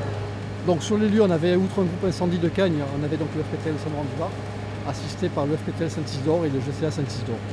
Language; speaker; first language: French; native; French